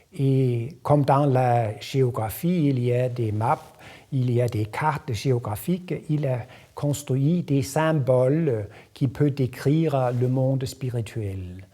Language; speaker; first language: French; non-native, fluent; Danish